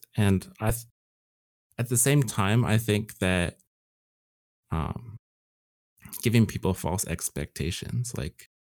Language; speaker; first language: English; native; English